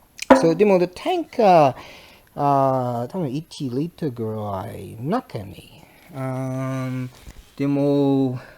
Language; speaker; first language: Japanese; non-native, learner; English